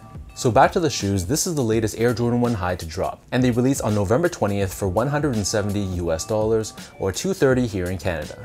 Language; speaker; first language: English; native; English